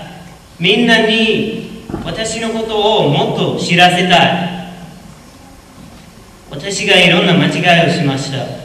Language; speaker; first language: Japanese; non-native, learner; English